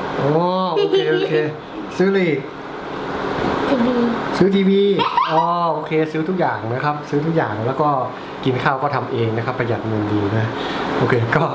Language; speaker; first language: Thai; native; Thai